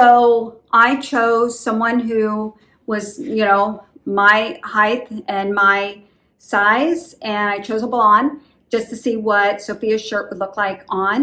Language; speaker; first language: English; native; English